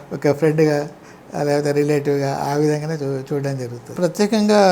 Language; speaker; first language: Telugu; native; Telugu